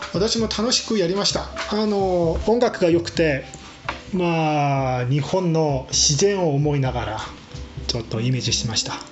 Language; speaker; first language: Japanese; non-native, fluent; Korean